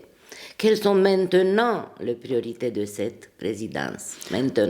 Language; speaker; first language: French; non-native, fluent; Romanian